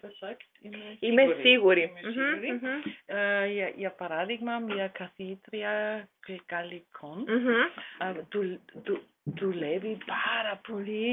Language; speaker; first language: Greek; non-native, learner; German